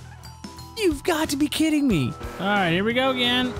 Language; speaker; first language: English; native; English